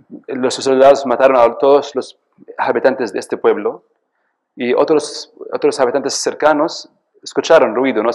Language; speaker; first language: Spanish; non-native, fluent; Arabic